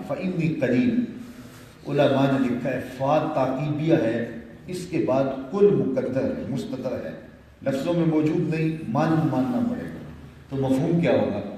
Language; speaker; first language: Urdu; non-native, local second language; Punjabi